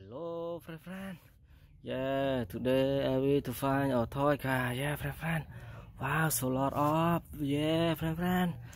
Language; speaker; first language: English; non-native, learner; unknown